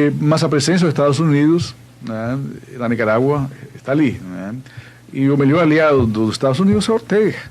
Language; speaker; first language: Portuguese; non-native, fluent; Spanish